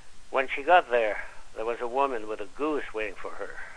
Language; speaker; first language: English; non-native, fluent; French